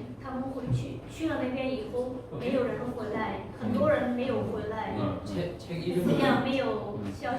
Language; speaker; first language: Chinese; non-native, local second language; Uyghur